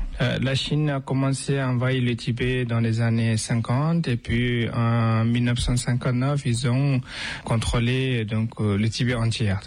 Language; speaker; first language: French; non-native, fluent; Tibetan